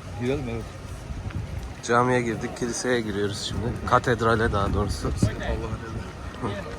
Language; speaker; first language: Turkish; native; Turkish